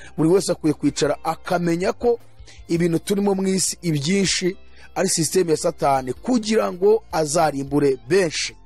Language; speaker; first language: Kinyarwanda; native; Kinyarwanda